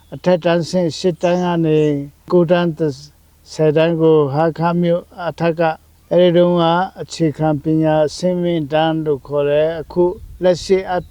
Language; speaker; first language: Burmese; non-native, local second language; Hakha Chin